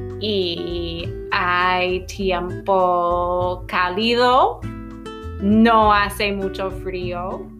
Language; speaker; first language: Spanish; non-native, fluent; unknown